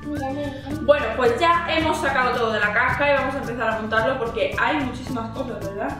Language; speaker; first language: Spanish; native; Spanish